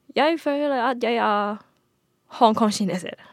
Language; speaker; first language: Norwegian; non-native, fluent; Cantonese